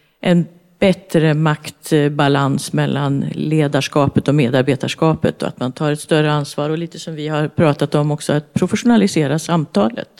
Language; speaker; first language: Swedish; native; Swedish